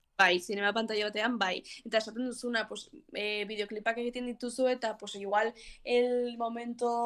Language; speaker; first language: Basque; non-native, local second language; Spanish